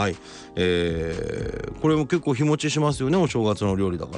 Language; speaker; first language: Japanese; native; Japanese